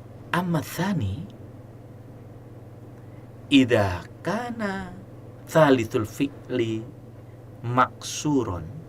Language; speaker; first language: Arabic; non-native, fluent; Indonesian